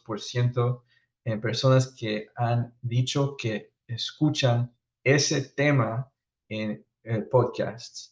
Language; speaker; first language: Spanish; early bilingual, heritage; Spanish